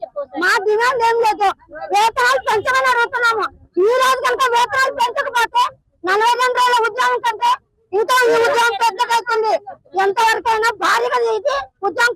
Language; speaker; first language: Telugu; native; Telugu